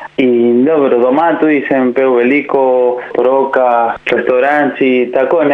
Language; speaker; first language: Slovenian; non-native, learner; Spanish